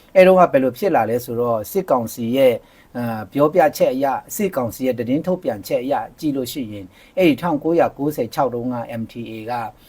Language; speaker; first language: Burmese; non-native, local second language; Shan